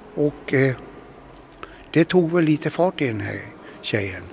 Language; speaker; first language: Swedish; native; Swedish